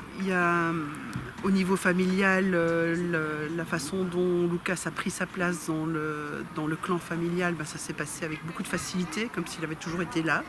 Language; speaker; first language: French; native; French